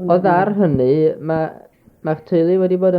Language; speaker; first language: Welsh; native; Welsh